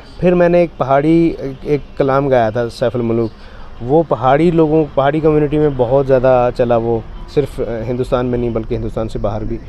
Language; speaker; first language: Hindi; non-native, local second language; Pahari-Potwari